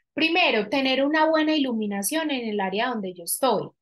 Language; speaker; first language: Spanish; native; Spanish